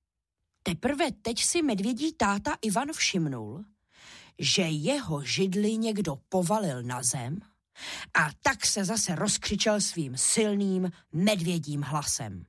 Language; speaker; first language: Czech; native; Czech